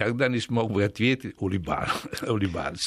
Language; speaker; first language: Russian; non-native, fluent; Italian